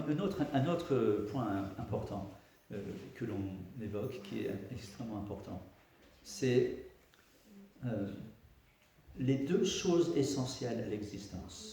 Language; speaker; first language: French; native; French